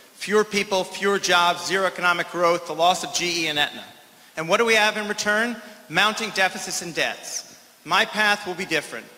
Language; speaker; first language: English; native; English